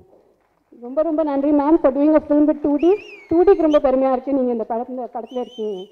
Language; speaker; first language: Tamil; non-native, local second language; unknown